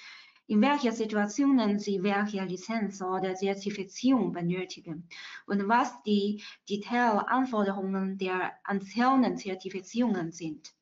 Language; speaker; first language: German; non-native, fluent; Chinese